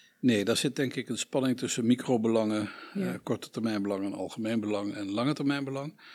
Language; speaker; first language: Dutch; native; Dutch